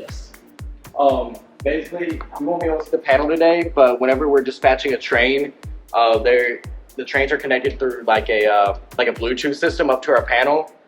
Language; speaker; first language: English; native; English